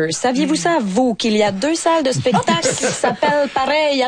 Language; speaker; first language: French; native; French